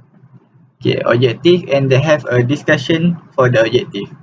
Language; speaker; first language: English; non-native, learner; Malay